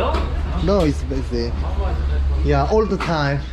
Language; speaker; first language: English; non-native, learner; Korean